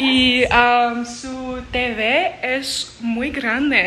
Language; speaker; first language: Spanish; non-native, learner; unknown